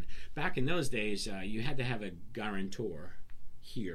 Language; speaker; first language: English; early bilingual, other home language; Serbian